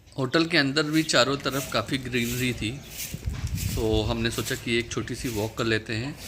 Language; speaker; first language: Hindi; native; Hindi